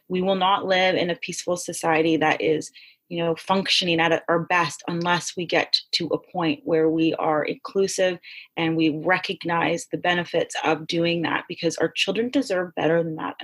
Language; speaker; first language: English; native; English